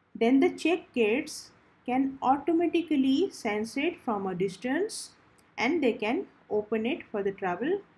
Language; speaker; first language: English; non-native, local second language; Odia